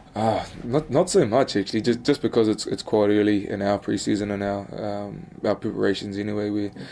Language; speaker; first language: English; native; English